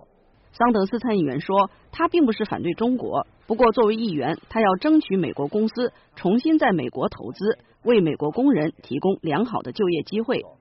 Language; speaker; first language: Chinese; native; Chinese